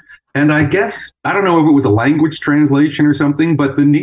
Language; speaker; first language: English; native; English